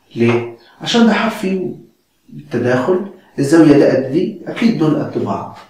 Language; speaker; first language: Arabic; native; Arabic